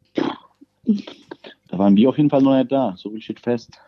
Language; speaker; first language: German; native; German